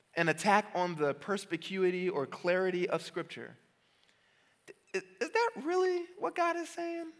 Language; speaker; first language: English; native; English